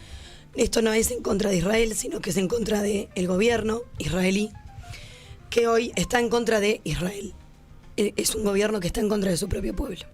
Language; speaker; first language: Spanish; native; Spanish